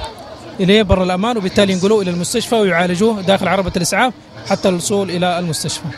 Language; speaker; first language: Arabic; native; Arabic